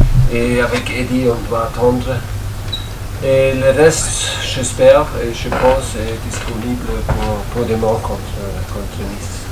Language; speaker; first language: French; non-native, learner; German